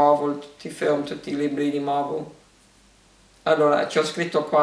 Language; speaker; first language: Italian; early bilingual, heritage; English